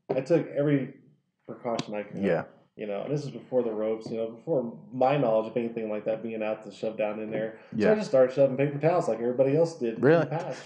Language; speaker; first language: English; native; English